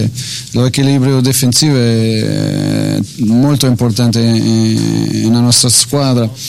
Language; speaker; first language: Italian; non-native, fluent; Portuguese